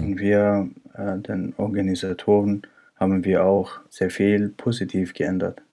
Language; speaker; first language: German; non-native, fluent; Arabic